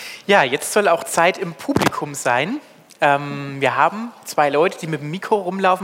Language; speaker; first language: German; native; German